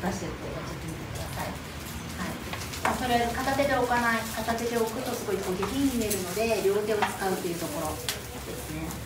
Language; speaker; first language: Japanese; native; Japanese